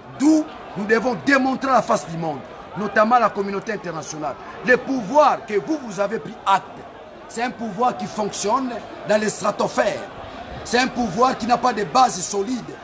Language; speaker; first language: French; non-native, local second language; Lingala